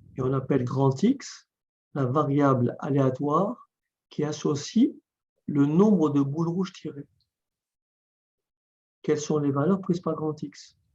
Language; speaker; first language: French; native; French